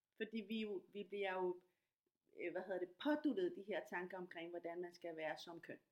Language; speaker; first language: Danish; non-native, fluent; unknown